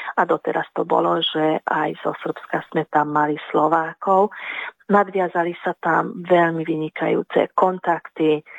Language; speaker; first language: Slovak; early bilingual, heritage; Slovak